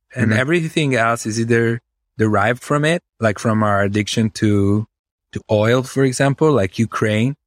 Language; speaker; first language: English; non-native, fluent; Italian